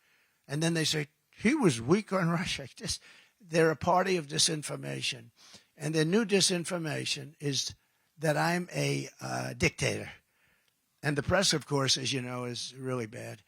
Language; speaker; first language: English; native; English